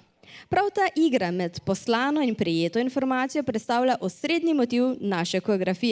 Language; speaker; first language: Slovenian; native; Slovenian